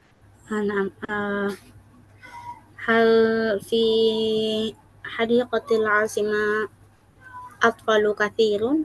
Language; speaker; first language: Arabic; non-native, learner; Indonesian